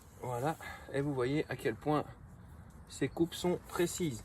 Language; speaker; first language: French; native; French